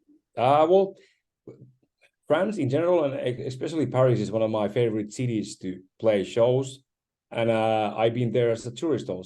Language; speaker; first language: English; non-native, fluent; Finnish